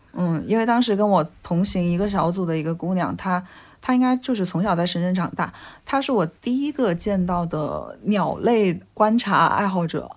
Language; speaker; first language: Chinese; native; Chinese